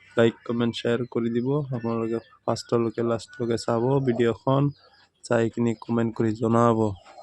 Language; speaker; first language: Assamese; non-native, local second language; Bangla